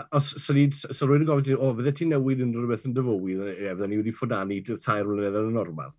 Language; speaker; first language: Welsh; native; Welsh